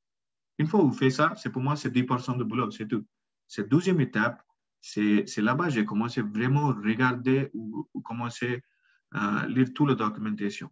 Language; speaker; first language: French; non-native, learner; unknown